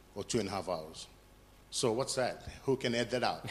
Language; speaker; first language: English; non-native, fluent; Fijian